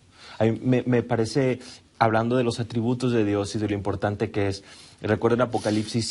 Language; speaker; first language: Spanish; native; Spanish